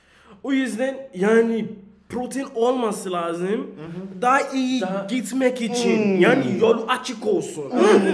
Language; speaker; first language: Turkish; non-native, learner; English